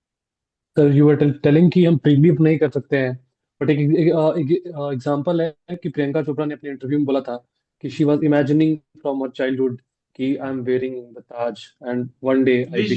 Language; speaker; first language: Hindi; native; Hindi